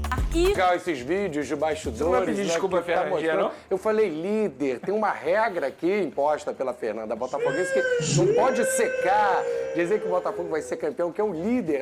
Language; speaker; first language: Portuguese; native; Portuguese